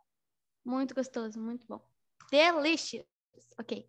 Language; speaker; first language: Portuguese; native; Portuguese